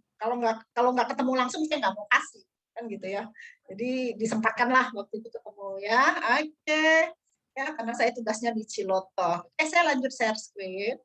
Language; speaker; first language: Indonesian; native; Indonesian